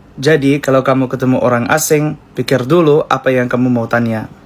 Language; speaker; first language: Indonesian; non-native, fluent; English